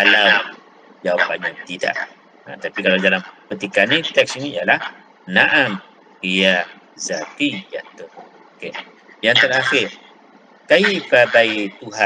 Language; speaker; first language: Malay; native; Malay